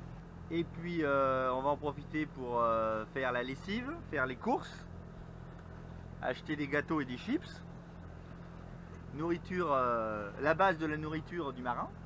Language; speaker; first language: French; native; French